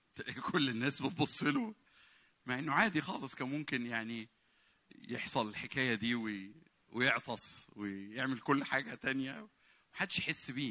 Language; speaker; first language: Arabic; native; Arabic